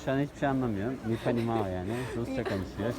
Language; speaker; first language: Turkish; native; Turkish